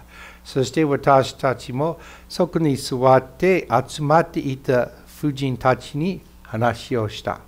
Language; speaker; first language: Japanese; non-native, fluent; English